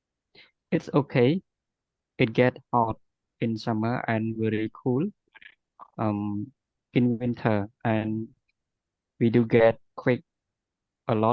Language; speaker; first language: English; non-native, learner; Khmer